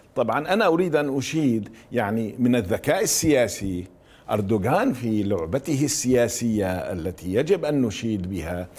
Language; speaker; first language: Arabic; native; Arabic